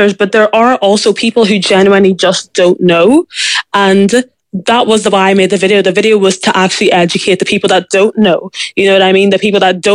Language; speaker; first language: English; native; English